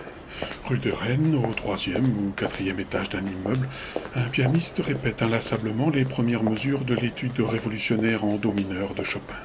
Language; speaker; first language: French; native; French